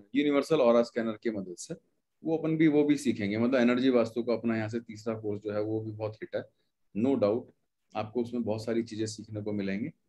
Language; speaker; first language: Hindi; native; Hindi